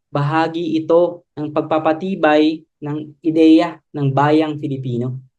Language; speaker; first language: Filipino; native; Filipino